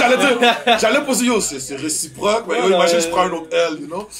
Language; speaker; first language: French; native; French